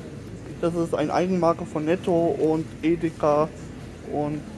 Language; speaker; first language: German; non-native, fluent; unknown